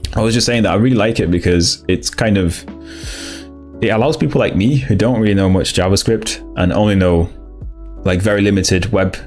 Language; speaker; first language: English; non-native, fluent; Portuguese